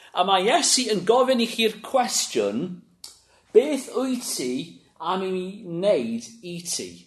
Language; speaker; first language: Welsh; non-native, local second language; English